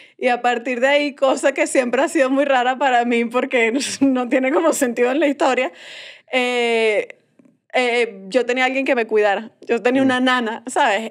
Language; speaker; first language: Spanish; native; Spanish